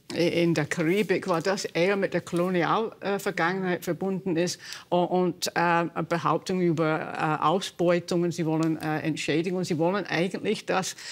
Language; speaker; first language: German; non-native, fluent; English